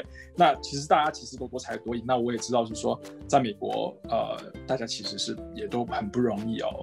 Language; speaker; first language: Chinese; native; Chinese